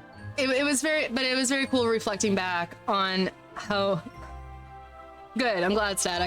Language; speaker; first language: English; native; English